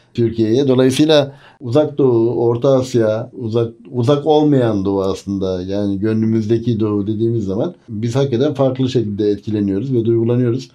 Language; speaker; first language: Turkish; native; Turkish